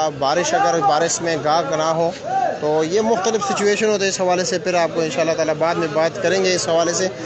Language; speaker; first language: Urdu; non-native, local second language; Pashto